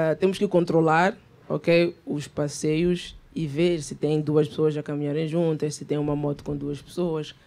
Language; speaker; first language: Portuguese; native; Portuguese